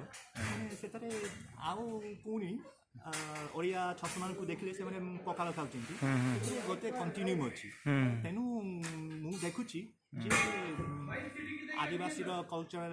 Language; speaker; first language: Odia; non-native, fluent; Japanese